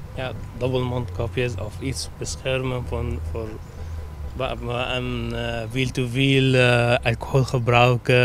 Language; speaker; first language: Dutch; non-native, learner; Arabic